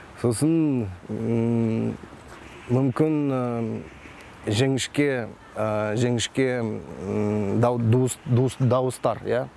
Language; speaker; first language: Kazakh; non-native, local second language; Russian